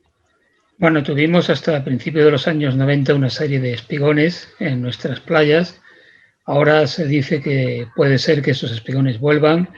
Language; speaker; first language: Spanish; native; Spanish